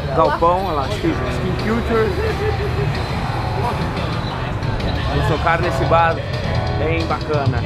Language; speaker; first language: Portuguese; native; Portuguese